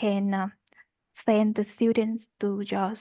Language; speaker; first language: English; non-native, learner; Vietnamese